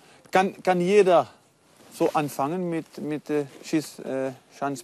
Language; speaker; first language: German; non-native, learner; Dutch